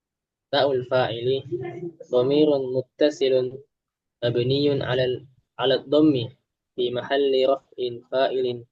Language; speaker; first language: Arabic; non-native, learner; Indonesian